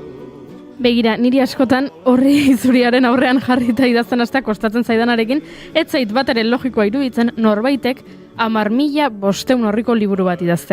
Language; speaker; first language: Basque; native; Basque